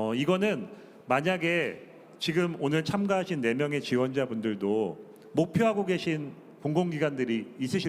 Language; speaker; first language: Korean; native; Korean